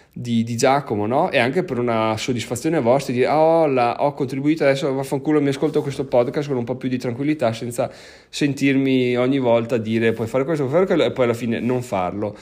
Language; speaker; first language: Italian; native; Italian